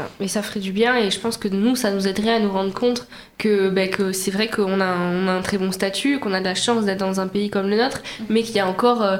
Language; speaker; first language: French; native; French